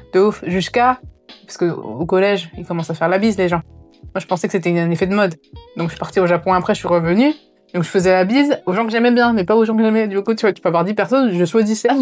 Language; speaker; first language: French; early bilingual, other home language; Japanese